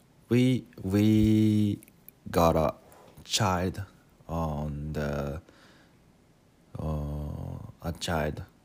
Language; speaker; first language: English; non-native, learner; Japanese